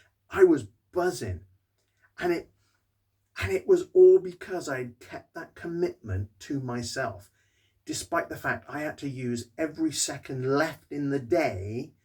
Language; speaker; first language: English; native; English